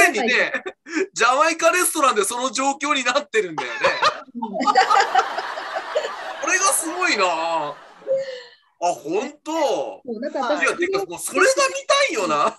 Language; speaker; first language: Japanese; native; Japanese